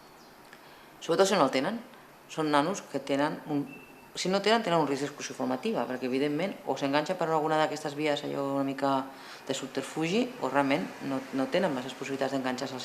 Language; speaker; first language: Catalan; native; Catalan